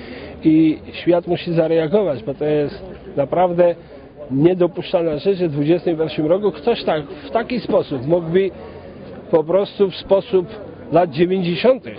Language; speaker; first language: Polish; non-native, fluent; Georgian